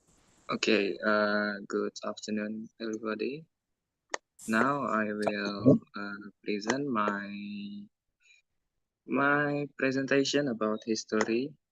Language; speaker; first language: English; non-native, learner; Indonesian